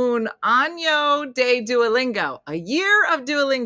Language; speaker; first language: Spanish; non-native, learner; English